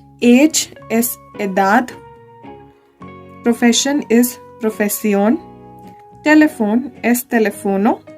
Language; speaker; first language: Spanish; non-native, learner; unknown